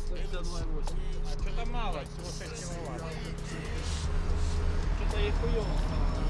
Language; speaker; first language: Russian; native; Russian